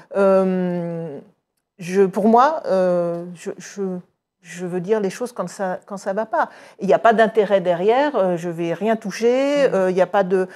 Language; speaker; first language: French; native; French